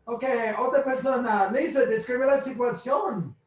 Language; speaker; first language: Spanish; non-native, fluent; English